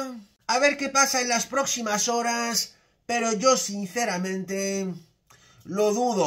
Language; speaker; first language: Spanish; native; Spanish